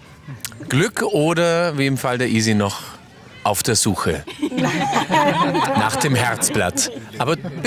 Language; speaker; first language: German; native; German